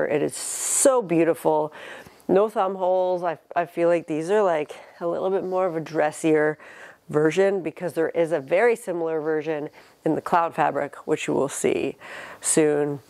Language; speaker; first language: English; native; English